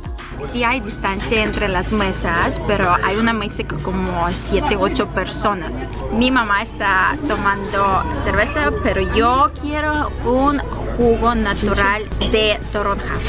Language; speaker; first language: Spanish; non-native, fluent; Ukrainian